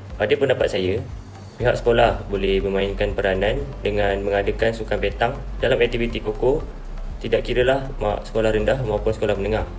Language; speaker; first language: Malay; native; Malay